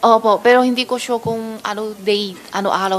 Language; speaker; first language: Filipino; non-native, learner; Chinese